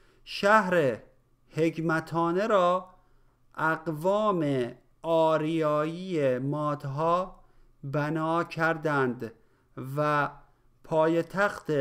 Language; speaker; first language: Persian; native; Persian